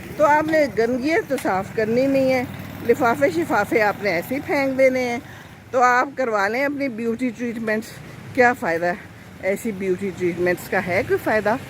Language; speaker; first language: Urdu; non-native, local second language; Punjabi